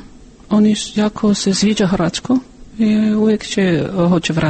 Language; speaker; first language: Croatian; non-native, learner; Chinese